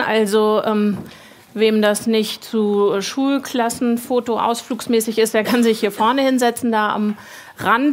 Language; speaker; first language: German; native; German